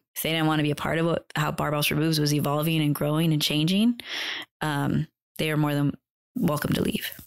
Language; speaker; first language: English; native; English